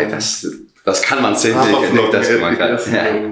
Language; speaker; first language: German; non-native, learner; Danish